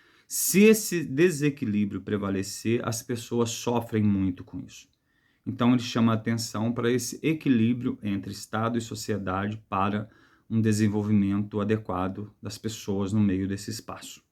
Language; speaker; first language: Portuguese; native; Portuguese